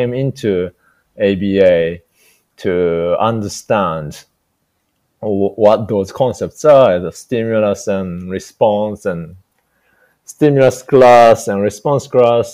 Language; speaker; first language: English; non-native, fluent; Japanese